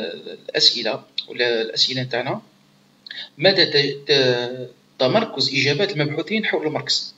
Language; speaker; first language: Arabic; native; Arabic